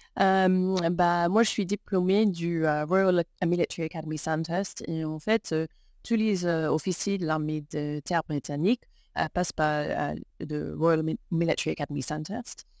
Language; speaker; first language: French; non-native, fluent; English